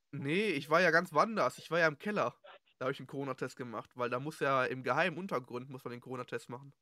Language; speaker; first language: German; native; German